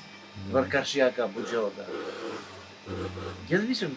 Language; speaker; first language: Turkish; non-native, local second language; Albanian